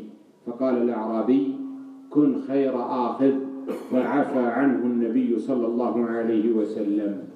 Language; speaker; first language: Arabic; native; Arabic